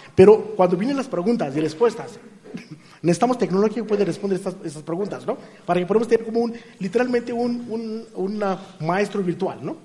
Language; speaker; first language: Spanish; non-native, fluent; Marathi